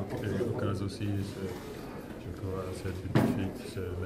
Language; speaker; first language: French; non-native, fluent; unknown